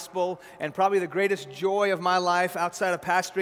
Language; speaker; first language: English; early bilingual, other home language; Persian